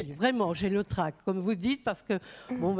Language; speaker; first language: French; native; French